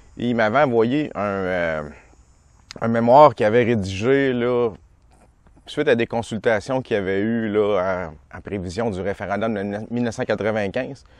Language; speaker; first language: French; native; French